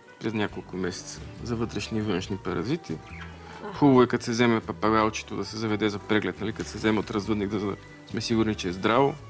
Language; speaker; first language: Bulgarian; native; Bulgarian